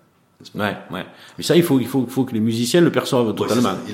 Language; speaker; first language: French; native; French